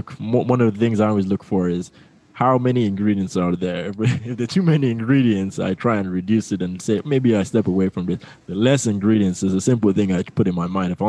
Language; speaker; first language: English; non-native, local second language; Yoruba